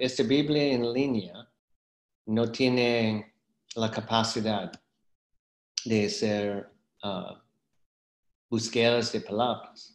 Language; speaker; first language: Spanish; non-native, fluent; English